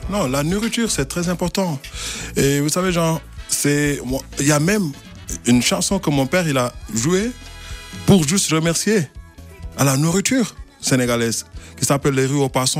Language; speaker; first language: French; non-native, local second language; Wolof